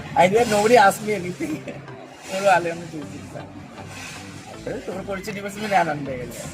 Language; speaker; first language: Malayalam; non-native, fluent; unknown